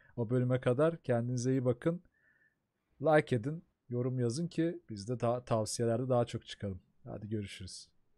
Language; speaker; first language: Turkish; native; Turkish